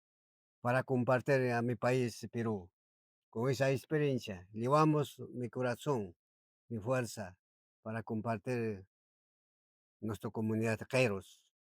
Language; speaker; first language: Spanish; non-native, local second language; Quechua